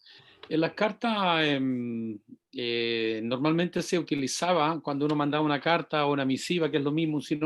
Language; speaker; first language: Spanish; native; Spanish